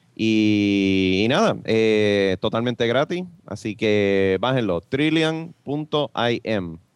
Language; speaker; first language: Spanish; native; Spanish